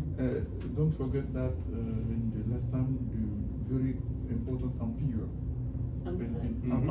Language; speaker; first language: English; non-native, learner; French